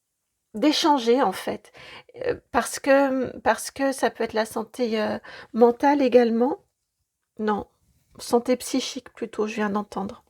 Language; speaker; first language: French; native; French